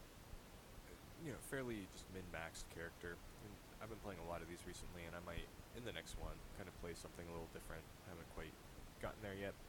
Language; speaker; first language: English; native; English